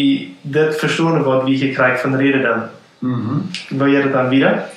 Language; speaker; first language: German; non-native, local second language; Plautdietsch